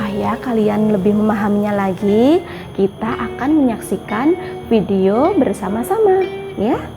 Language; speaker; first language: Indonesian; native; Indonesian